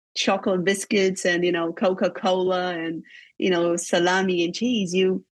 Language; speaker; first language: English; non-native, fluent; Portuguese